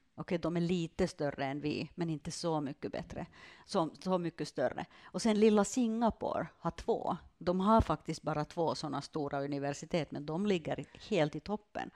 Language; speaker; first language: Swedish; non-native, fluent; Finnish